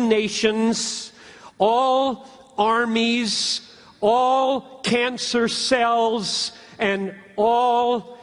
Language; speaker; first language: English; native; English